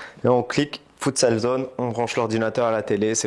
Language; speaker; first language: French; native; French